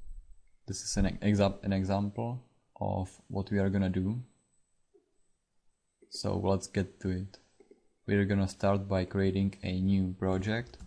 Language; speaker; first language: English; non-native, fluent; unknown